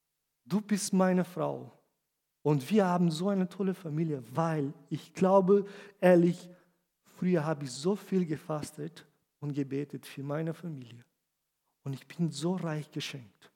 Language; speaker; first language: German; non-native, fluent; Portuguese